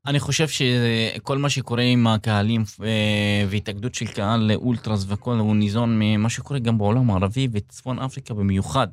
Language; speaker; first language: Hebrew; non-native, local second language; Arabic